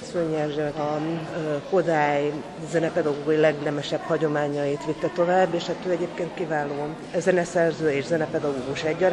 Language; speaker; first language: Hungarian; native; Hungarian